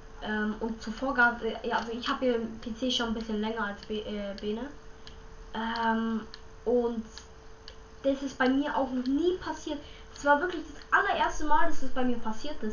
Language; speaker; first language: German; native; German